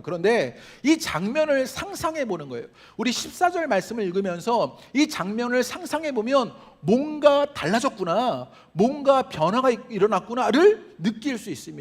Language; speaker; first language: Korean; native; Korean